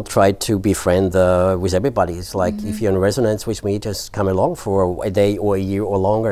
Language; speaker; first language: English; non-native, fluent; German